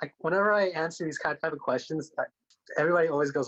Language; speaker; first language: English; early bilingual, other home language; Korean